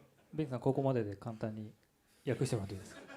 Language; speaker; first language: Japanese; native; Japanese